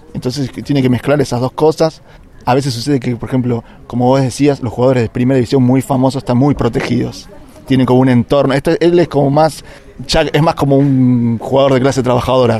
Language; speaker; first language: Spanish; native; Spanish